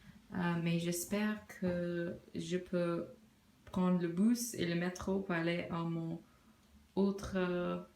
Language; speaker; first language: French; non-native, learner; English